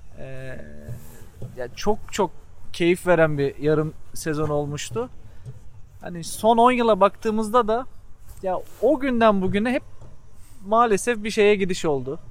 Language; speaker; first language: Turkish; native; Turkish